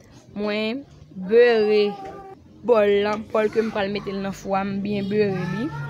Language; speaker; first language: French; non-native, learner; Haitian Creole